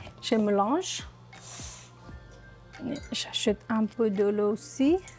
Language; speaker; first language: French; non-native, learner; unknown